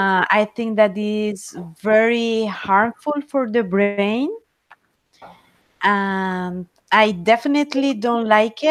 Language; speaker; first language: English; non-native, fluent; Spanish